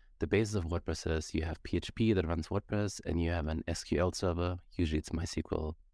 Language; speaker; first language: English; non-native, fluent; German